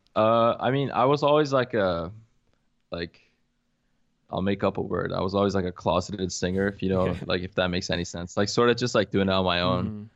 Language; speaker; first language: English; early bilingual, other home language; Arabic